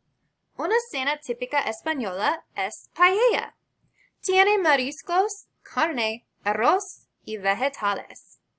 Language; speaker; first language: Spanish; non-native, learner; English